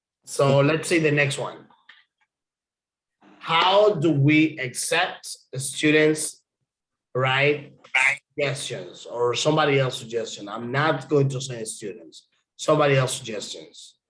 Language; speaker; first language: English; non-native, learner; Vietnamese